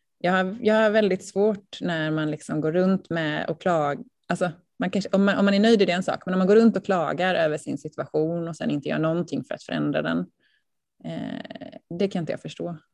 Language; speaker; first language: Swedish; native; Swedish